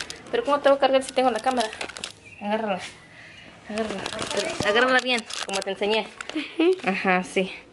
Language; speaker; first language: Spanish; early bilingual, heritage; Spanish